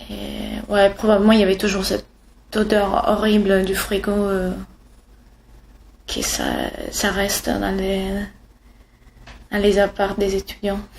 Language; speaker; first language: French; non-native, fluent; Italian